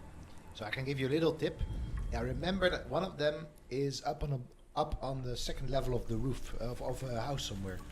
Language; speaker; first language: English; non-native, fluent; Dutch